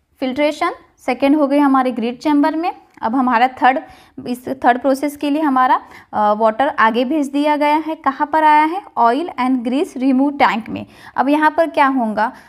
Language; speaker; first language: Hindi; non-native, local second language; Marathi